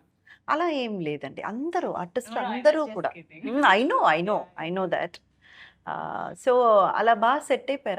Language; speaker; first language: Telugu; native; Telugu